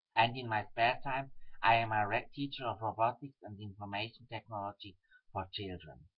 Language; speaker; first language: English; non-native, fluent; Swiss German